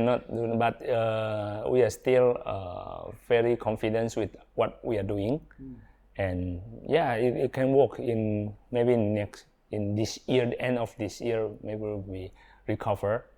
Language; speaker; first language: English; non-native, learner; Indonesian